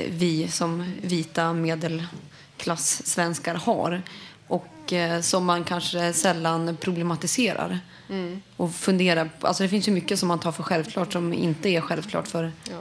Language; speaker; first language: Swedish; native; Swedish